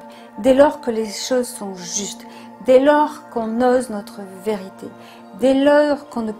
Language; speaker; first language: French; native; French